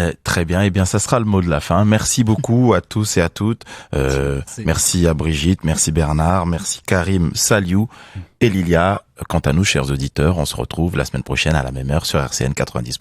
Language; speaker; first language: French; native; French